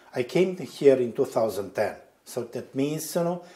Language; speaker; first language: English; non-native, fluent; Romanian